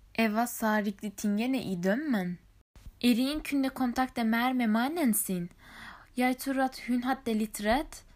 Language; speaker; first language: Norwegian; non-native, learner; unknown